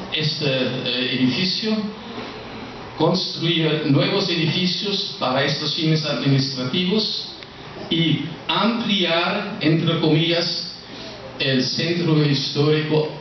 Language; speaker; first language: Spanish; non-native, fluent; German